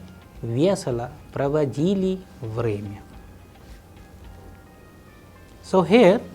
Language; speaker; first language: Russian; non-native, fluent; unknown